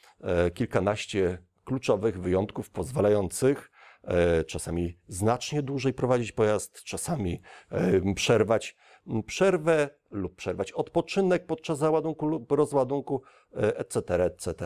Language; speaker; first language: Polish; native; Polish